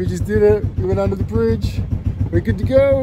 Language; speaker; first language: English; native; English